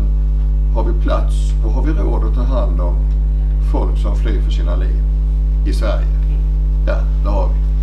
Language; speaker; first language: Swedish; native; Swedish